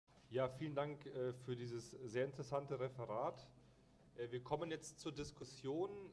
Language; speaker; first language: German; native; German